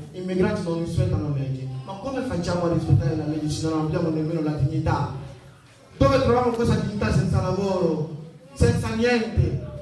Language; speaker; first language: Italian; non-native, fluent; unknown